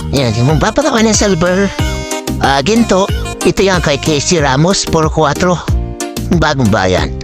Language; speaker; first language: Filipino; native; Filipino